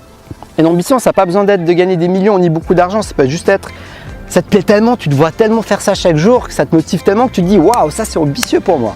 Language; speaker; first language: French; native; French